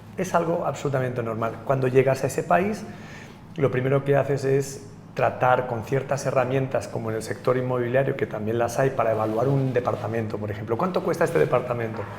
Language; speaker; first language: Spanish; native; Spanish